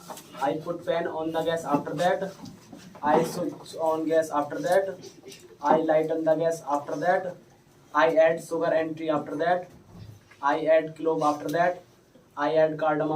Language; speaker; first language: English; non-native, learner; Hindi